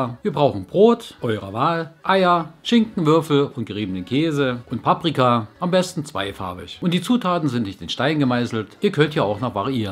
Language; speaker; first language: German; native; German